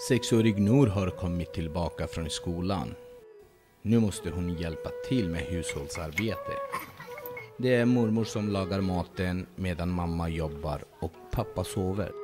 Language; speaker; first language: Swedish; non-native, fluent; Bangla